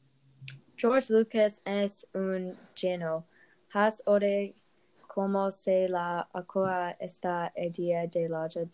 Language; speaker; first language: Spanish; non-native, learner; English